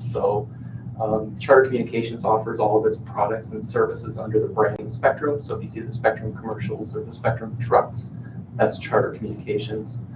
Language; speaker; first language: English; native; English